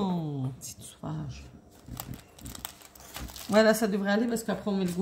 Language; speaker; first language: French; native; French